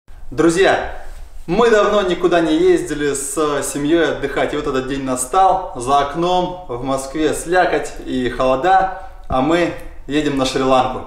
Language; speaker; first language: Russian; native; Russian